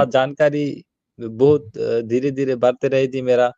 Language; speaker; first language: Hindi; non-native, learner; Bangla